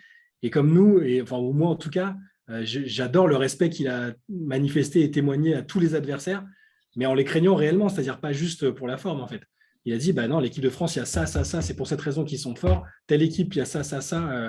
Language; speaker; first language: French; native; French